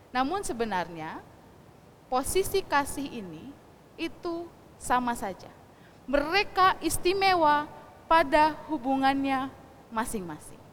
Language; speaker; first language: Indonesian; non-native, local second language; Sundanese